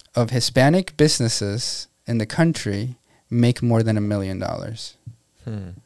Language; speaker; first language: English; non-native, fluent; Spanish